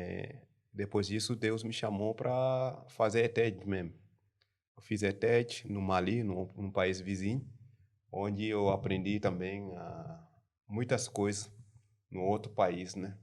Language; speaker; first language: Portuguese; non-native, learner; French